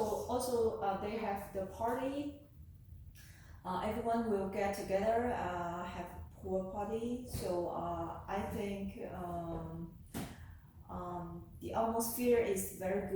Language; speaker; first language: English; non-native, learner; Chinese